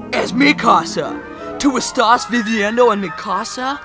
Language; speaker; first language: Spanish; non-native, learner; English